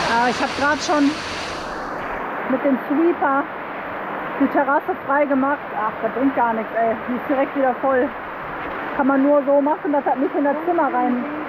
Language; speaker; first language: German; native; German